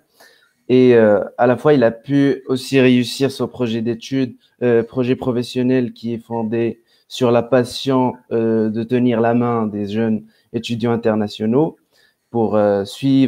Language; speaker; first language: French; non-native, local second language; Arabic